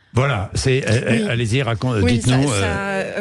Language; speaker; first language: French; native; French